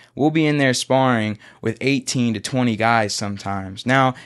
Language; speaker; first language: English; native; English